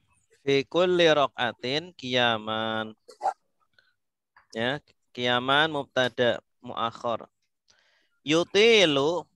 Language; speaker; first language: Arabic; non-native, fluent; Indonesian